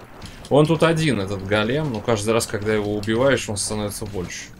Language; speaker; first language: Russian; native; Russian